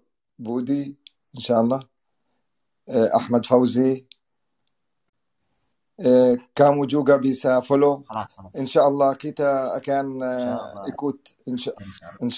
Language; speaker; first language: Indonesian; non-native, learner; Arabic